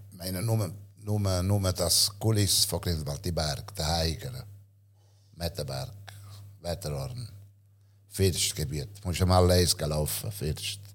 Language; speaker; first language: German; non-native, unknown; Italian